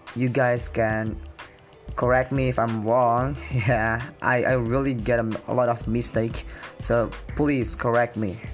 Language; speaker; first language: English; non-native, learner; Indonesian